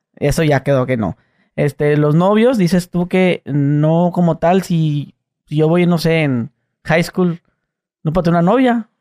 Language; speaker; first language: Spanish; native; Spanish